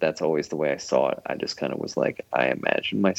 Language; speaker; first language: English; native; English